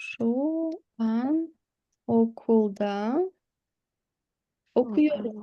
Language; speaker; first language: Turkish; non-native, fluent; Kyrgyz